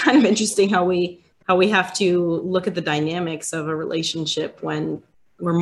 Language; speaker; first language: English; native; English